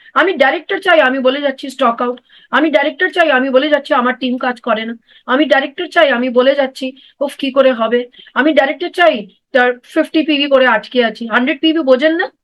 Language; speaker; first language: Bangla; non-native, local second language; Hindi